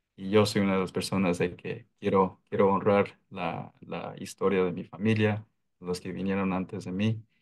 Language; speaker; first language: Spanish; early bilingual, heritage; Spanish